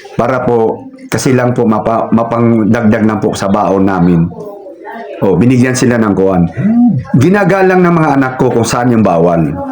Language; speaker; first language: Filipino; non-native, local second language; Cebuano